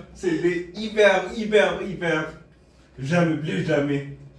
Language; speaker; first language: French; non-native, fluent; Bulgarian